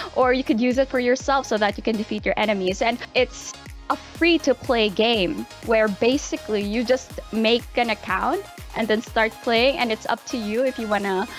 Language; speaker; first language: English; non-native, local second language; Filipino